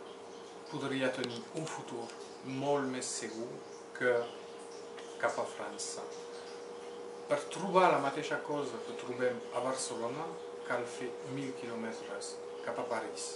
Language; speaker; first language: Catalan; non-native, local second language; French